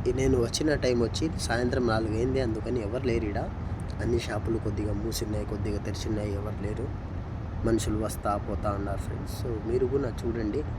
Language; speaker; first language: Telugu; non-native, local second language; Hindi